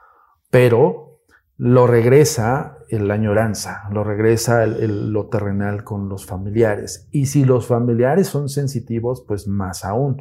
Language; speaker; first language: Spanish; native; Spanish